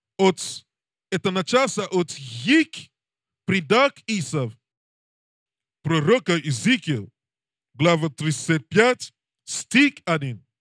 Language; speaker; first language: Russian; non-native, learner; English